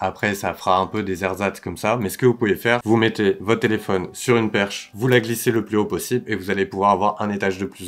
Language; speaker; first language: French; native; French